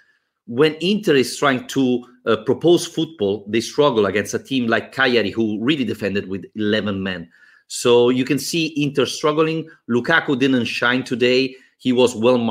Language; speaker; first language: English; non-native, fluent; Italian